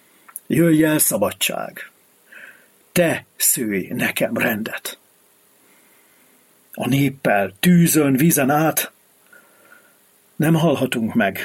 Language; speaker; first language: Hungarian; native; Hungarian